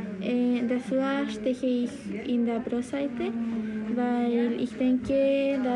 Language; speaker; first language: German; non-native, learner; Spanish